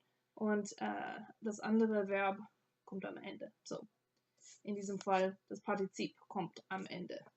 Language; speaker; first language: German; non-native, fluent; English